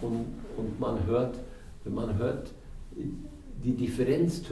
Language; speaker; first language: German; non-native, fluent; Norwegian